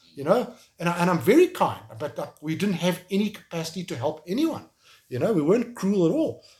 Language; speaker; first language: English; native; English